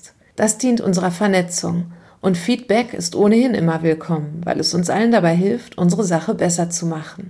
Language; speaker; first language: German; native; German